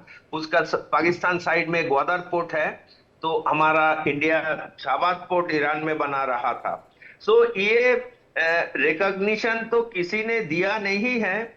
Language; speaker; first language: Hindi; non-native, local second language; Bangla